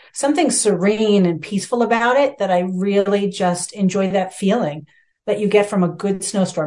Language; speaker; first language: English; native; English